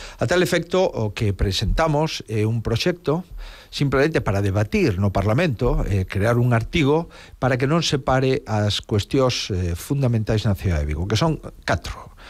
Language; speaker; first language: Galician; native; Galician